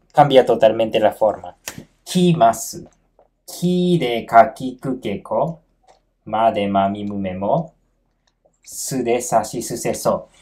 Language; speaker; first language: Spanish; non-native, fluent; Japanese